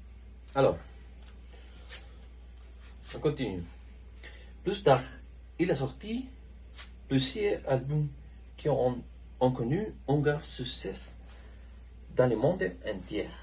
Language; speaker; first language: French; non-native, learner; Spanish